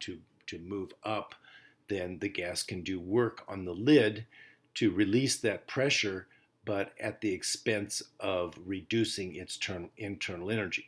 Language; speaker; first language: English; native; English